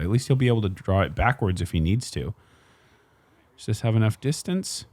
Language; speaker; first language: English; native; English